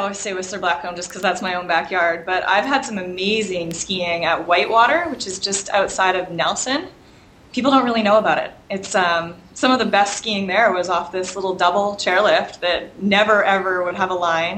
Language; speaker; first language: English; native; English